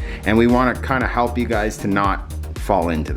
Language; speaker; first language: English; native; English